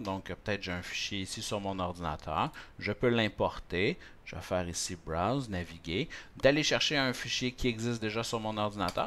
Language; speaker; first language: French; native; French